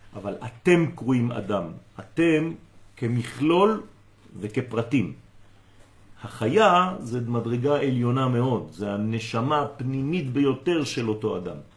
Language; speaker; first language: Hebrew; non-native, fluent; French